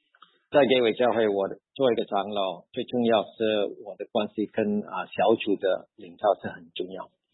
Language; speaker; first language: Chinese; early bilingual, heritage; Chinese